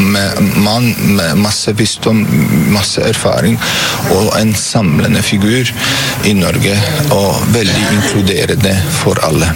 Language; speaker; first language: Norwegian; non-native, fluent; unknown